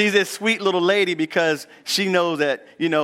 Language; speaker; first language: English; native; English